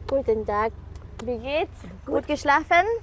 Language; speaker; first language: German; non-native, fluent; Spanish